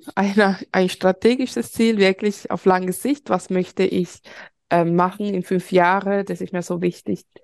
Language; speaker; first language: German; early bilingual, other home language; Spanish